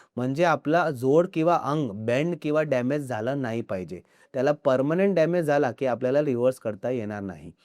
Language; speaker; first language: Marathi; non-native, local second language; Hindi